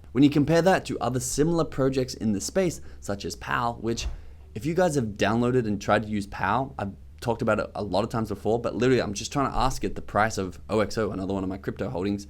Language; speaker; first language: English; native; English